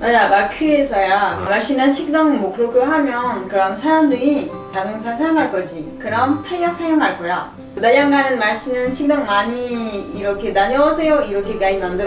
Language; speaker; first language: Korean; non-native, learner; French